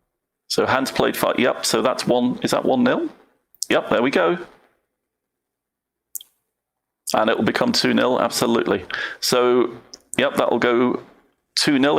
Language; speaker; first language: English; native; English